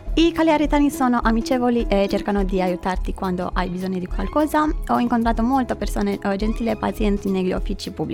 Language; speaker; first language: Italian; non-native, fluent; Romanian